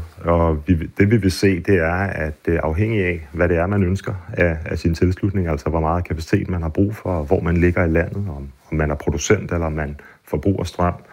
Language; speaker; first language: Danish; native; Danish